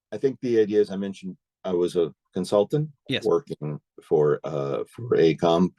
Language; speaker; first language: English; native; English